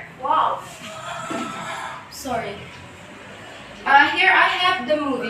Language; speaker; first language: English; non-native, learner; Indonesian